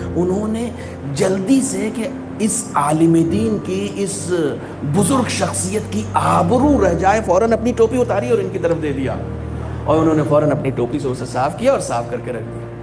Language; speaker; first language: Urdu; native; Urdu